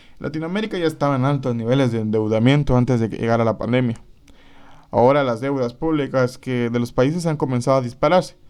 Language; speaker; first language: Spanish; native; Spanish